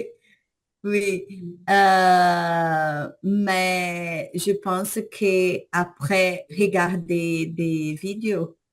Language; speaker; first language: French; non-native, learner; Portuguese